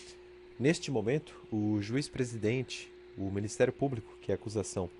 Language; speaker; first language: Portuguese; native; Portuguese